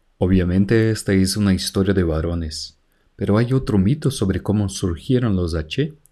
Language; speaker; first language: Spanish; non-native, fluent; Portuguese